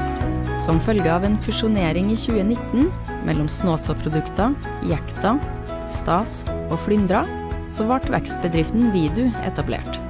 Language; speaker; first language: Norwegian; native; Norwegian